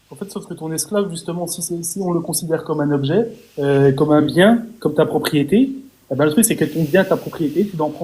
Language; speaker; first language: French; native; French